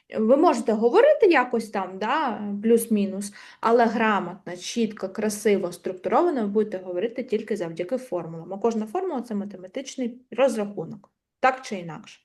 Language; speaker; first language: Ukrainian; native; Ukrainian